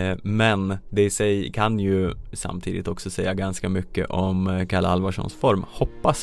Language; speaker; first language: Swedish; native; Swedish